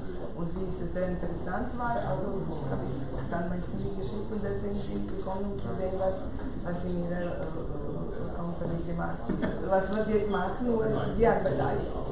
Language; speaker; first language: German; non-native, fluent; Serbian